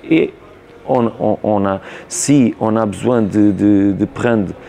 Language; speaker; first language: French; non-native, learner; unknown